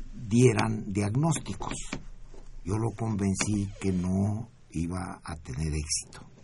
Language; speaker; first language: Spanish; native; Spanish